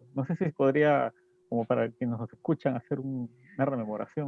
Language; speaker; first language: Spanish; native; Spanish